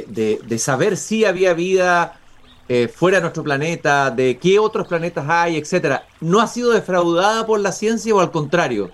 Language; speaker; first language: Spanish; native; Spanish